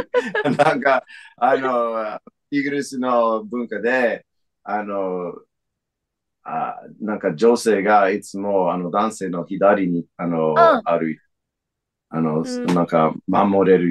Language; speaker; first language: Japanese; non-native, fluent; English